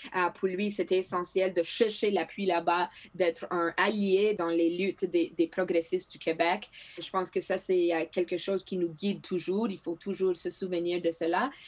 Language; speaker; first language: French; non-native, local second language; Greek